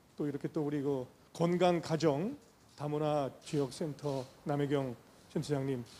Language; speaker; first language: Korean; native; Korean